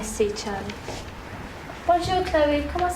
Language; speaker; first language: French; non-native, learner; English